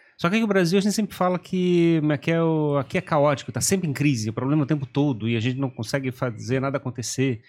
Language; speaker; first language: Portuguese; native; Portuguese